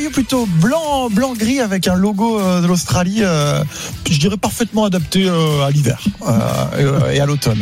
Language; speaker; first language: French; native; French